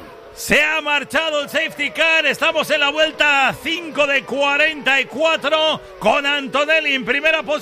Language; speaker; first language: Spanish; native; Spanish